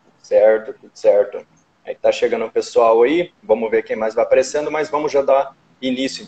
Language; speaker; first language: Portuguese; native; Portuguese